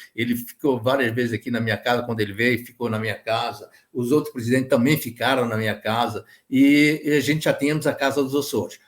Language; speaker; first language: Portuguese; native; Portuguese